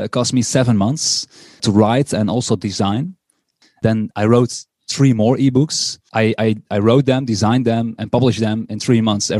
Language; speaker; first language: English; non-native, fluent; Dutch